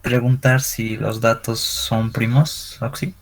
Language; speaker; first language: Spanish; native; Spanish